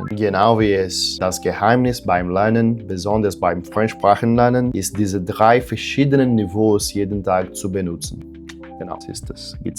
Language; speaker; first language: German; non-native, learner; Portuguese